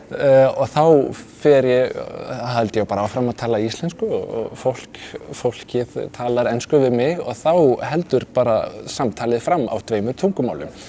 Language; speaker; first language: Icelandic; non-native, fluent; Danish